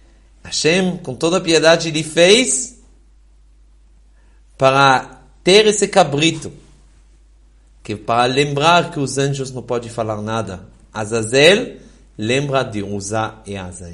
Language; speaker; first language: Portuguese; non-native, fluent; Hebrew